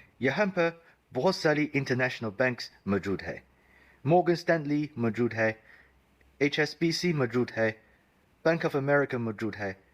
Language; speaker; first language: Urdu; non-native, fluent; Chinese